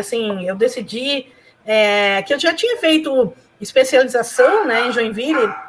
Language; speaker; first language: Portuguese; early bilingual, other home language; Spanish